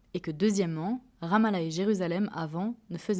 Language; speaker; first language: French; native; French